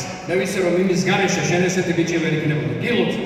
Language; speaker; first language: Georgian; native; Georgian